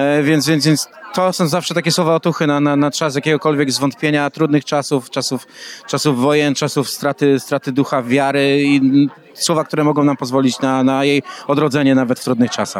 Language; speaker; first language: Polish; native; Polish